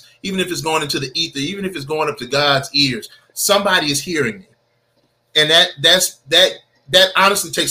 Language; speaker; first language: English; native; English